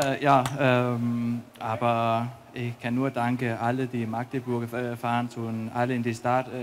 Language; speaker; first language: German; non-native, learner; Danish